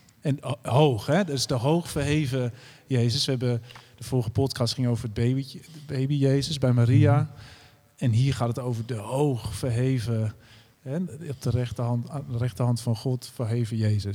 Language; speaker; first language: Dutch; native; Dutch